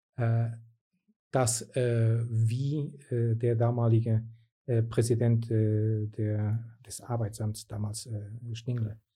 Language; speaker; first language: German; non-native, fluent; Portuguese